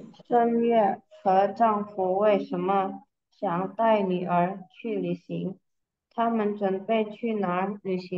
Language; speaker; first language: Chinese; non-native, learner; Indonesian